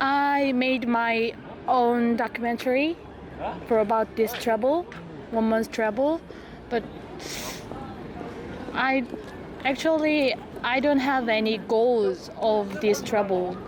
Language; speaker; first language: English; non-native, learner; Korean